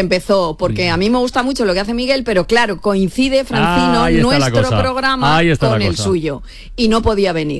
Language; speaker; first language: Spanish; native; Spanish